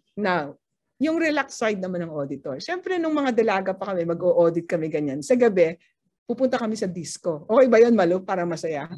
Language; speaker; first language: Filipino; native; Filipino